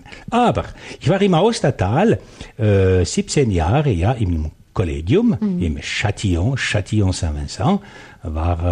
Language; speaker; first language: German; non-native, local second language; French